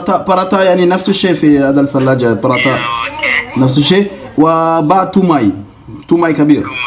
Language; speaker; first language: Arabic; non-native, learner; French